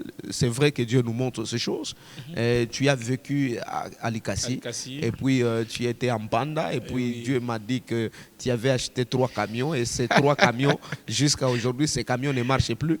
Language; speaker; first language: French; non-native, local second language; Swahili